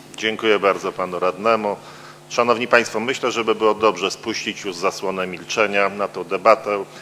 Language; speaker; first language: Polish; native; Polish